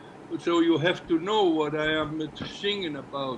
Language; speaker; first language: English; non-native, learner; Icelandic